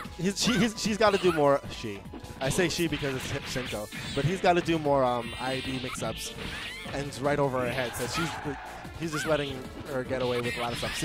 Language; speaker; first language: English; native; English